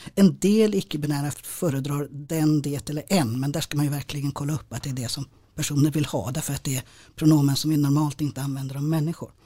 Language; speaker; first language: Swedish; native; Swedish